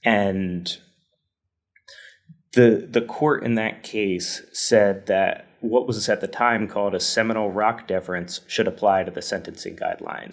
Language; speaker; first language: English; native; English